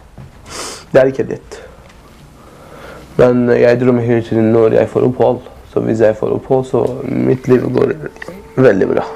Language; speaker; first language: Norwegian; non-native, learner; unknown